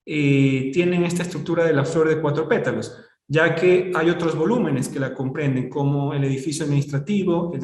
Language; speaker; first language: Spanish; native; Spanish